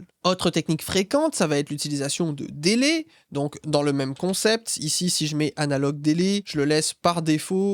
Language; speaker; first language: French; native; French